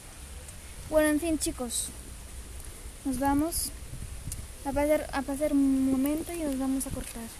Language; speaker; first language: Spanish; non-native, fluent; Bulgarian